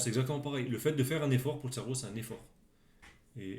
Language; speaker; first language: French; native; French